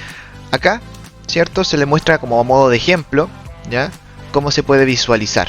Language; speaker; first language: Spanish; native; Spanish